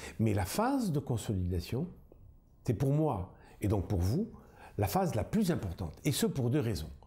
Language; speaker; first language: French; native; French